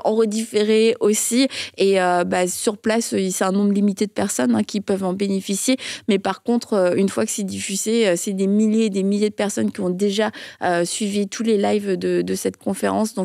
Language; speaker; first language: French; native; French